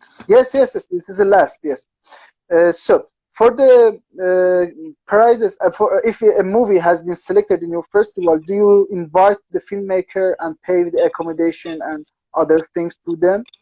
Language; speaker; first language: English; non-native, learner; Persian